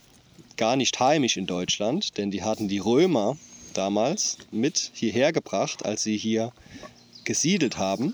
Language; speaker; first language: German; native; German